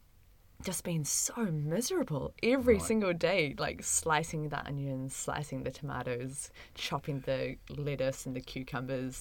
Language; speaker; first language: English; native; English